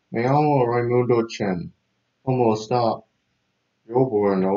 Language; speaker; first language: Spanish; non-native, learner; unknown